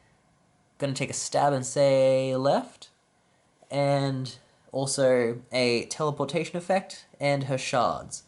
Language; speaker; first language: English; native; English